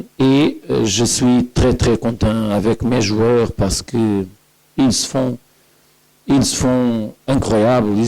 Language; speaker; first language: French; non-native, learner; Portuguese